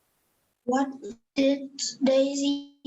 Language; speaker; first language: English; non-native, learner; Vietnamese